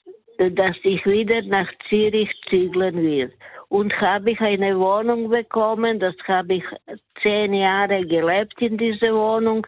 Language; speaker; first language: German; non-native, learner; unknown